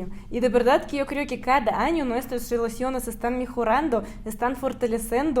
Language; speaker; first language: Spanish; non-native, fluent; Russian